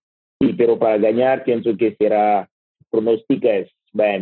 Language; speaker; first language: Spanish; non-native, learner; French